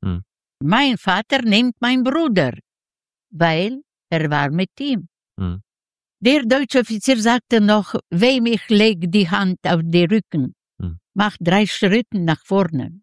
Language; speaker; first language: German; non-native, learner; Ukrainian